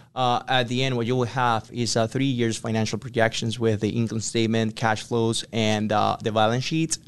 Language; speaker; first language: English; non-native, fluent; Spanish